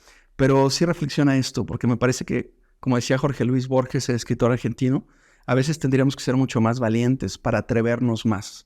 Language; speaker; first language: Spanish; native; Spanish